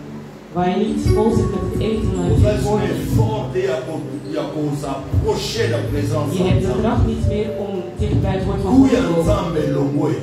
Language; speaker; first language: Dutch; non-native, fluent; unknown